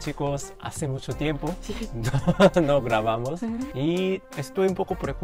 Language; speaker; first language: Spanish; non-native, fluent; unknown